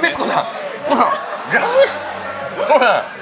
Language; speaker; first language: Japanese; native; Japanese